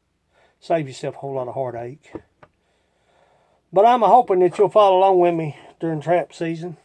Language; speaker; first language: English; native; English